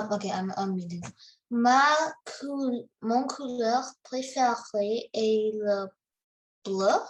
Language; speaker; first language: French; non-native, learner; Chinese